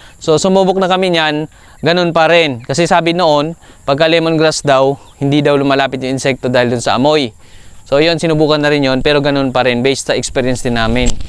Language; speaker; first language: Filipino; non-native, local second language; Cebuano